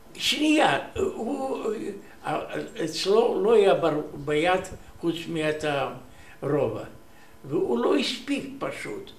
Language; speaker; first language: Hebrew; non-native, learner; Romanian